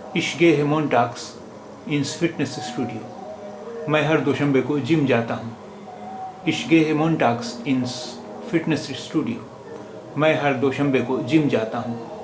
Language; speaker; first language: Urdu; native; Urdu